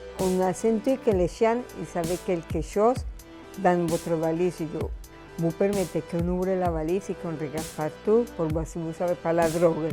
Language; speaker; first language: French; non-native, fluent; Spanish